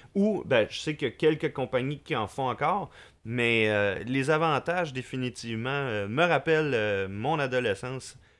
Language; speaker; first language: French; native; French